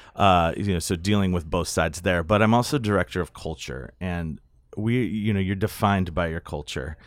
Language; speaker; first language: English; native; English